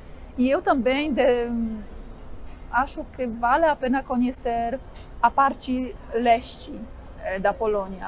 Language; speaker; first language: Portuguese; non-native, fluent; Polish